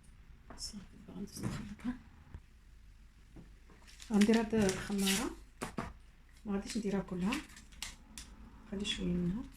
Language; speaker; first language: Arabic; native; Arabic